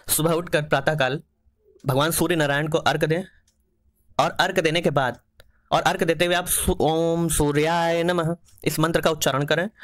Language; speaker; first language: Hindi; native; Hindi